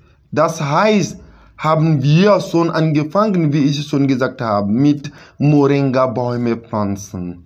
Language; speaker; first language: German; non-native, fluent; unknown